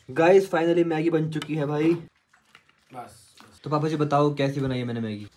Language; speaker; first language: Hindi; native; Hindi